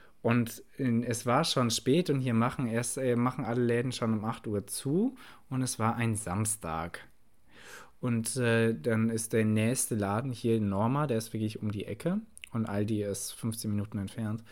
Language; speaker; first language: German; native; German